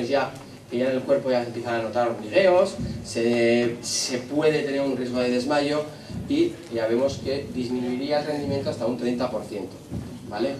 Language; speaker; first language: Spanish; native; Spanish